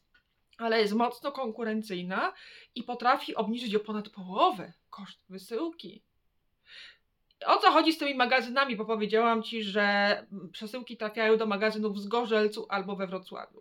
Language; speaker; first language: Polish; native; Polish